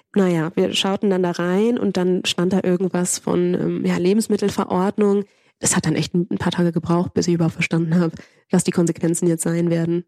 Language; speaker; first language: German; early bilingual, other home language; Spanish